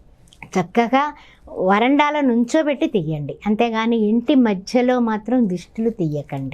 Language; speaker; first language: Telugu; native; Telugu